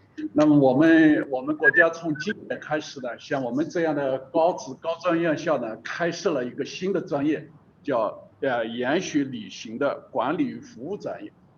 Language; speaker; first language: Chinese; native; Chinese